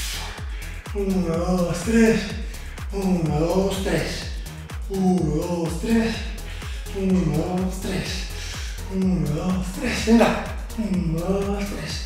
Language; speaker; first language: Spanish; native; Spanish